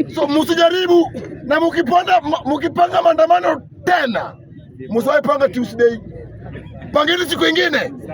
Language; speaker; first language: Swahili; native; Swahili